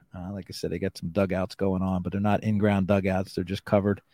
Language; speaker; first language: English; native; English